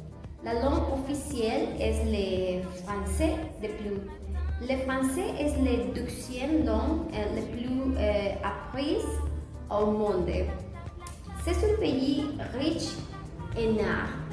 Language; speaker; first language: French; non-native, learner; Spanish